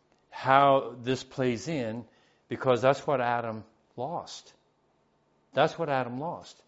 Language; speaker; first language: English; native; English